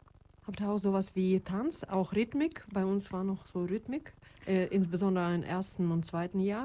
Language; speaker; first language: German; non-native, fluent; Russian